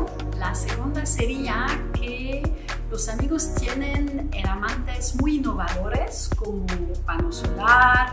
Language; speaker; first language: Spanish; non-native, fluent; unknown